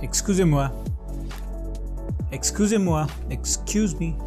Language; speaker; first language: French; non-native, learner; Hindi